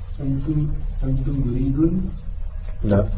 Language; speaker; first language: Arabic; non-native, learner; French